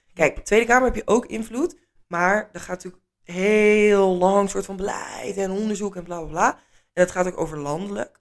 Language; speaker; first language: Dutch; native; Dutch